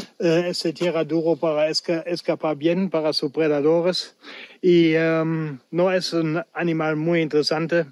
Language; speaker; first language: Spanish; non-native, learner; German